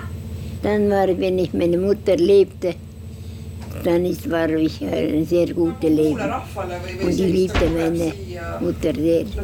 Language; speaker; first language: German; non-native, learner; Estonian